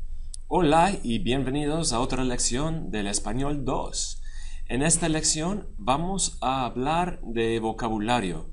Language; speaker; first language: Spanish; non-native, fluent; English